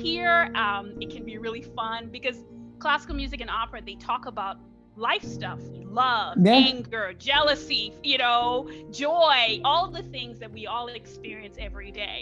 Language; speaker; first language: English; non-native, local second language; Igbo